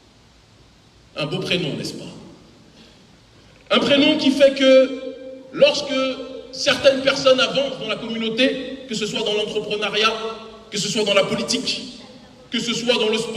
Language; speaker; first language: French; native; French